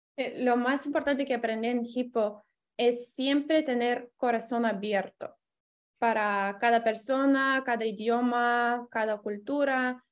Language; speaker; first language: Spanish; non-native, fluent; Lithuanian